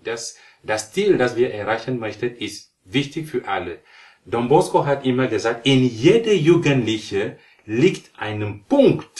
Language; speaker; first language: German; non-native, fluent; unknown